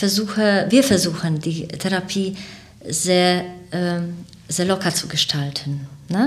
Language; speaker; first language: German; native; German